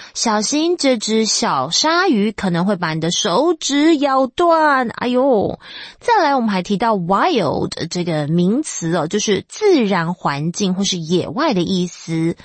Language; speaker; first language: Chinese; native; Chinese